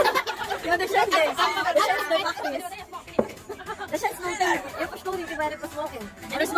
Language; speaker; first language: Swedish; non-native, learner; Filipino